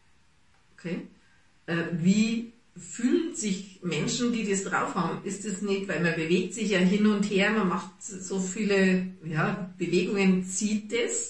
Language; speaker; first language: German; native; German